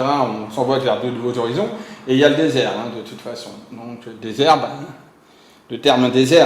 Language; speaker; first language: French; native; French